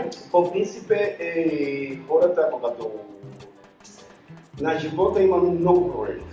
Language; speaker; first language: Bulgarian; non-native, learner; Spanish